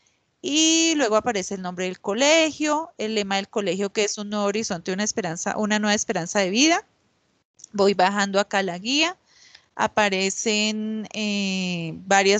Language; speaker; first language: Spanish; native; Spanish